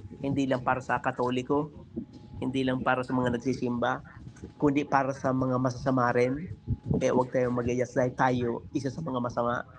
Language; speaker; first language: Filipino; native; Filipino